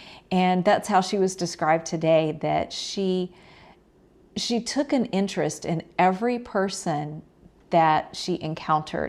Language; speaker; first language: English; native; English